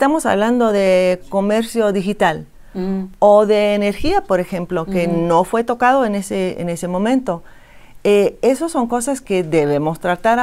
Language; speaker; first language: Spanish; non-native, fluent; English